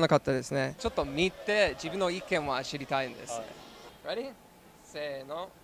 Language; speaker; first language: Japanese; non-native, learner; English